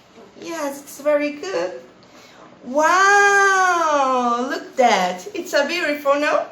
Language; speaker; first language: English; non-native, learner; Portuguese